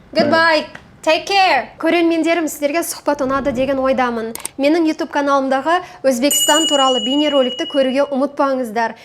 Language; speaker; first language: Kazakh; native; Kazakh